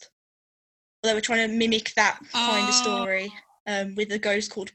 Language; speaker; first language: English; native; English